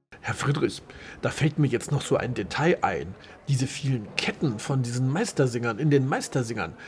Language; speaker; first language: German; native; German